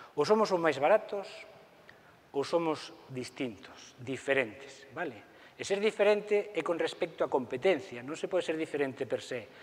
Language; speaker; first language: Galician; native; Galician